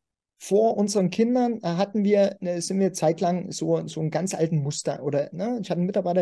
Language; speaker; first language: German; native; German